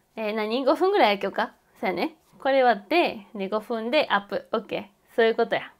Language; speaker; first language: Japanese; non-native, fluent; Spanish